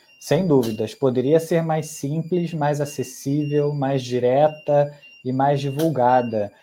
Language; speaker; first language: Portuguese; early bilingual, other home language; Spanish